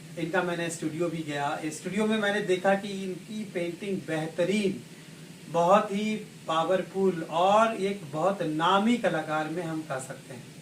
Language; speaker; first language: Hindi; native; Hindi